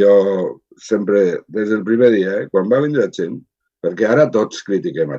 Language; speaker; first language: Catalan; non-native, local second language; Spanish